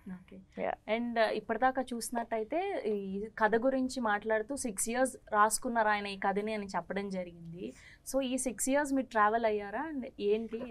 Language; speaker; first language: Telugu; native; Telugu